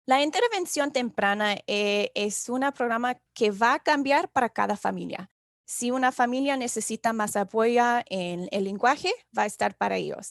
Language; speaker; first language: Spanish; non-native, fluent; English